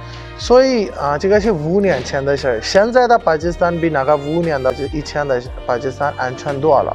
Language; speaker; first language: Chinese; non-native, fluent; Urdu